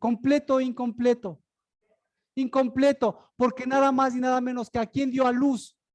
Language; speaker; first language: Spanish; native; Spanish